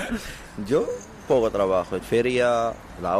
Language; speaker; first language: Spanish; non-native, learner; Arabic